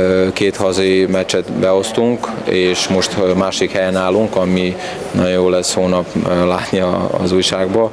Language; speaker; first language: Hungarian; non-native, fluent; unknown